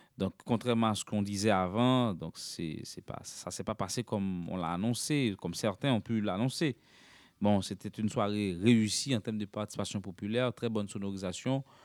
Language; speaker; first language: French; non-native, local second language; Haitian Creole